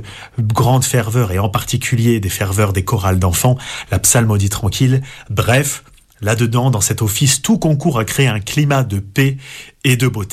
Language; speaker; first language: French; native; French